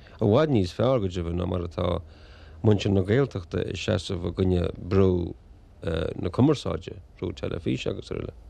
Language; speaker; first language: Irish; native; Irish